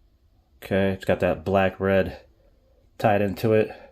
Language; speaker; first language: English; native; English